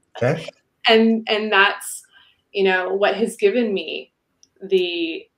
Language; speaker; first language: English; native; English